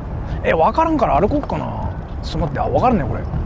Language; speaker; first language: Japanese; native; Japanese